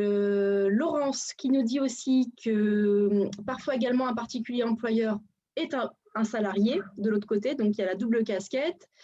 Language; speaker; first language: French; native; French